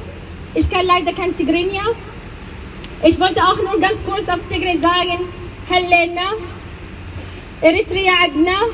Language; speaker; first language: German; non-native, fluent; Arabic